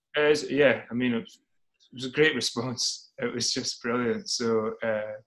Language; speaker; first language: English; native; English